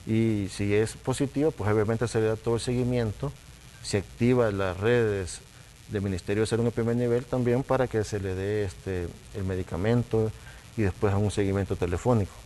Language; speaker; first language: Spanish; native; Spanish